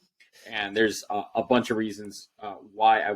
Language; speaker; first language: English; native; English